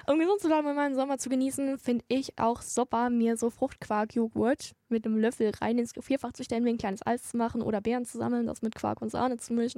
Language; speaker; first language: German; native; German